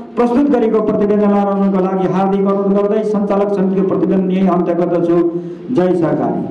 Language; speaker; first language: Nepali; native; Nepali